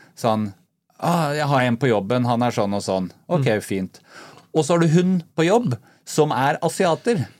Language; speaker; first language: Norwegian; native; Norwegian